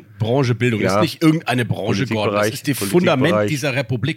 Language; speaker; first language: German; native; German